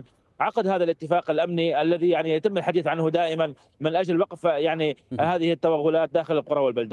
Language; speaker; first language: Arabic; native; Arabic